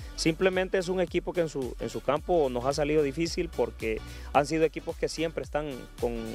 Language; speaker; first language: Spanish; native; Spanish